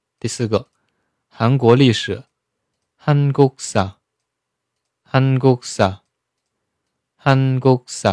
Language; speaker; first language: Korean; non-native, fluent; Chinese